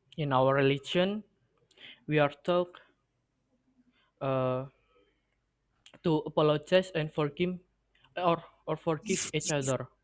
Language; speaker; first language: English; non-native, learner; Indonesian